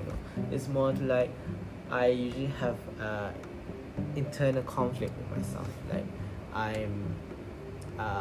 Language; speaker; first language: English; non-native, local second language; Malay